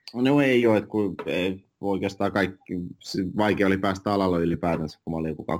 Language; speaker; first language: Finnish; early bilingual, other home language; Russian